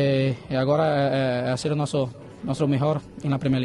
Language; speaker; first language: Spanish; non-native, fluent; Portuguese